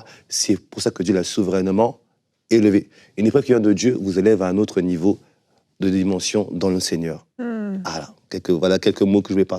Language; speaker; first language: French; native; French